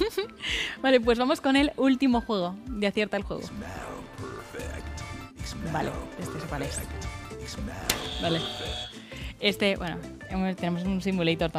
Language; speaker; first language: Spanish; native; Spanish